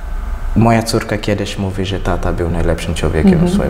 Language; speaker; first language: Polish; non-native, learner; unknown